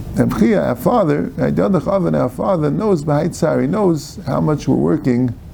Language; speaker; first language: English; native; English